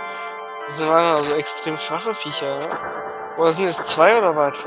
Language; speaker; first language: German; native; German